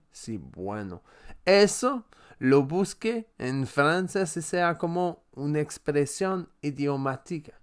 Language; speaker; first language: Spanish; non-native, learner; French